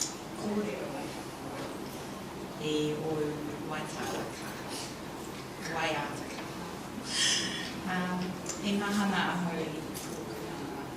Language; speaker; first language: Māori; non-native, learner; English